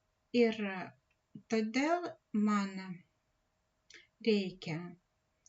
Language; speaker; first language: Lithuanian; non-native, learner; Russian